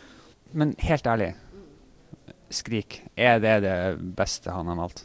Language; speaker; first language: Norwegian; native; Norwegian